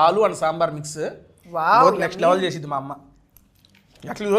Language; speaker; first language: Telugu; native; Telugu